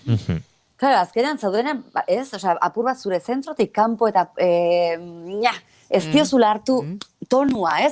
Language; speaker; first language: Basque; native; Basque